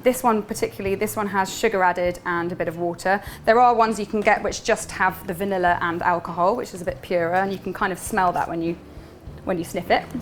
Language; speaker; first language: English; native; English